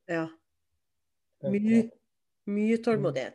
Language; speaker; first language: Norwegian; native; Norwegian